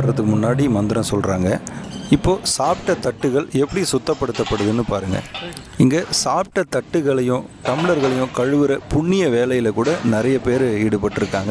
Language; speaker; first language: Tamil; native; Tamil